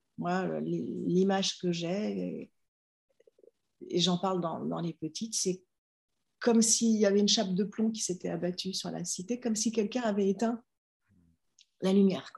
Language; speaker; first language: French; native; French